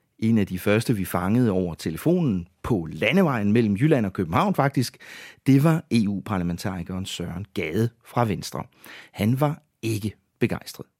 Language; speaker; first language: Danish; native; Danish